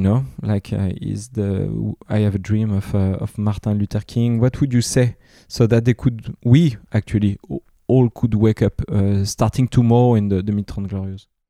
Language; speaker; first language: English; non-native, fluent; French